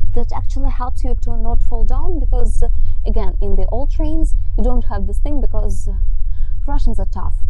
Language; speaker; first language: English; non-native, fluent; Russian